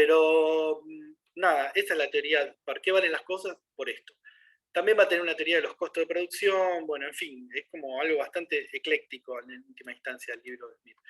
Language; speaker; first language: Spanish; native; Spanish